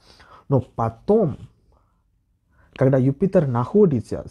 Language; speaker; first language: Russian; non-native, learner; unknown